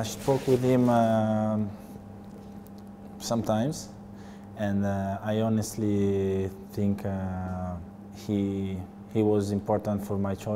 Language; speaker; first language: English; non-native, learner; Italian